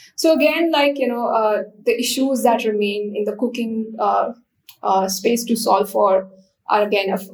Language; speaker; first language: English; non-native, local second language; Hindi